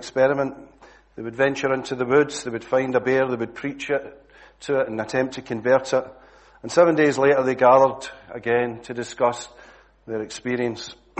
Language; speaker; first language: English; native; English